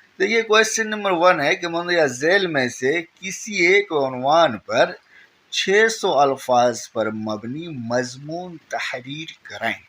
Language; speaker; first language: Urdu; native; Urdu